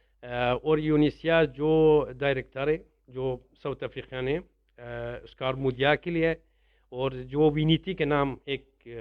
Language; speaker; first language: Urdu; non-native, learner; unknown